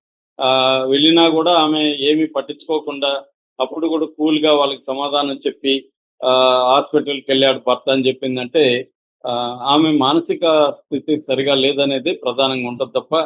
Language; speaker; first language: Telugu; native; Telugu